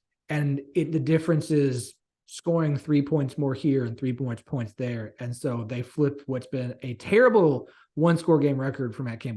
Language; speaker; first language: English; native; English